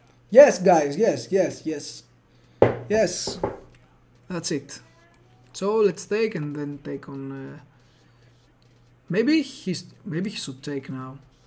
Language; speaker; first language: English; non-native, fluent; Greek